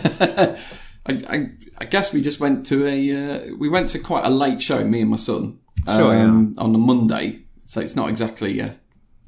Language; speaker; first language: English; native; English